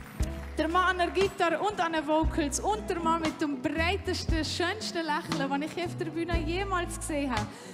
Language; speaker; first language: German; native; German